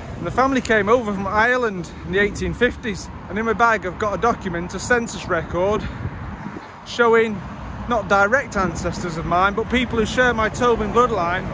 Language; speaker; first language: English; native; English